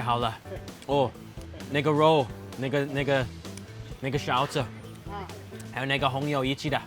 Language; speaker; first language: Chinese; non-native, learner; English